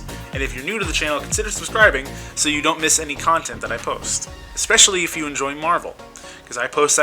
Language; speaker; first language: English; native; English